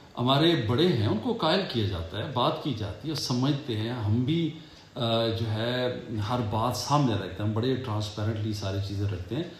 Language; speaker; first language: Urdu; non-native, local second language; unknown